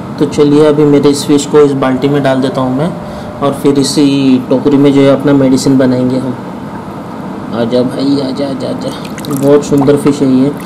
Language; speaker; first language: Hindi; non-native, local second language; Marathi